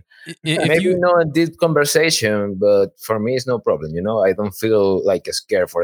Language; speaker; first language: English; non-native, learner; Spanish